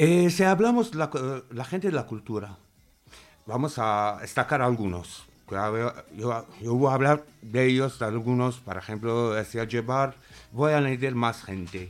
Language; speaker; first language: Spanish; non-native, fluent; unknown